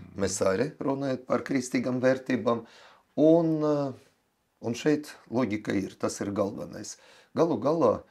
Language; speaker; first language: Latvian; non-native, local second language; Russian